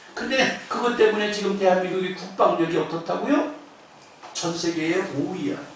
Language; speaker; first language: Korean; native; Korean